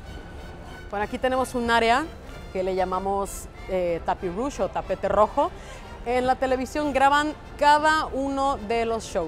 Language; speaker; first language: Spanish; native; Spanish